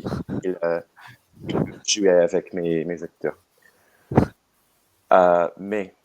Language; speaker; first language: French; non-native, learner; English